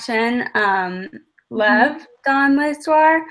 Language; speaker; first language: French; non-native, learner; English